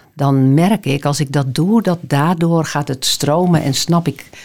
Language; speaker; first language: Dutch; native; Dutch